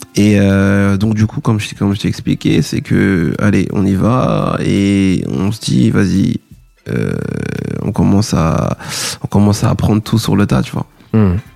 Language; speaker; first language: French; native; French